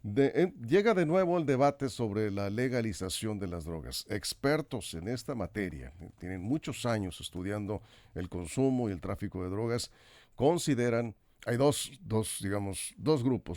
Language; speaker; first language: Spanish; native; Spanish